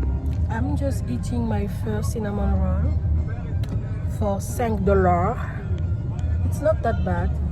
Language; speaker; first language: English; non-native, fluent; French